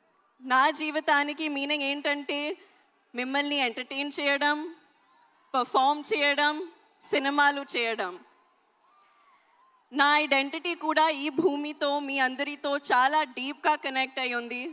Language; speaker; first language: Telugu; non-native, local second language; Hindi